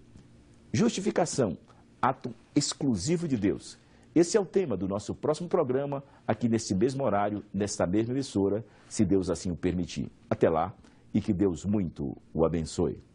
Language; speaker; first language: Portuguese; native; Portuguese